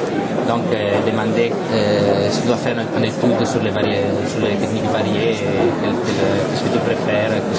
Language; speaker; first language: French; non-native, fluent; Italian